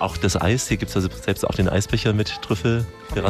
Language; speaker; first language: German; native; German